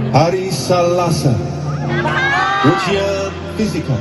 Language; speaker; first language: Indonesian; non-native, learner; English